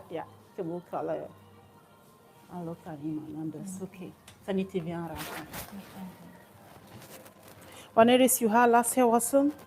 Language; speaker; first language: Dutch; non-native, learner; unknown